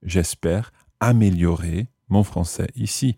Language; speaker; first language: French; non-native, fluent; English